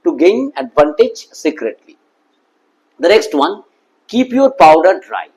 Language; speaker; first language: English; non-native, local second language; Bangla